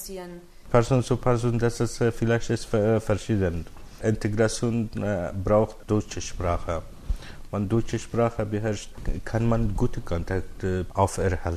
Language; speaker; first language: German; non-native, learner; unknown